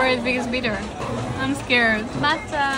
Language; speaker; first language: English; non-native, local second language; Assamese